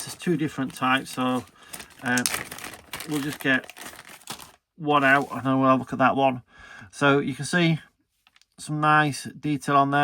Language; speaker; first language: English; native; English